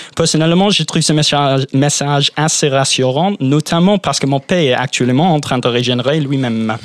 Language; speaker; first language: French; non-native, fluent; English